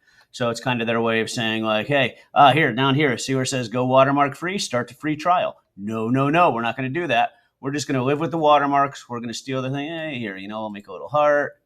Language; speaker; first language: English; native; English